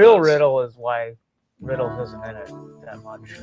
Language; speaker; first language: English; native; English